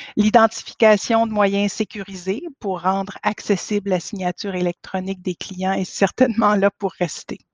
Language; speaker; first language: French; native; French